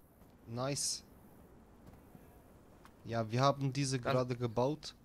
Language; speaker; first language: German; non-native, learner; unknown